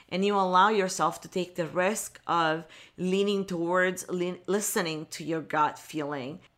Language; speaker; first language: English; non-native, fluent; Italian